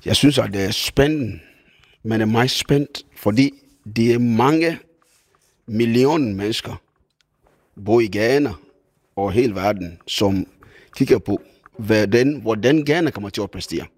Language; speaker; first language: Danish; non-native, fluent; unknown